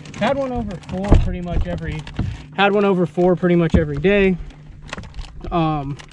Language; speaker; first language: English; native; English